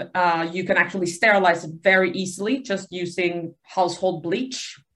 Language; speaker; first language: English; early bilingual, other home language; Spanish